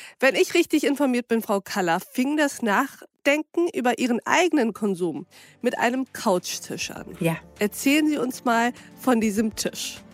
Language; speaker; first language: German; native; German